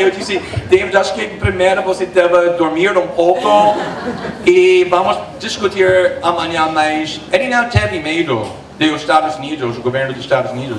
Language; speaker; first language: Portuguese; non-native, fluent; English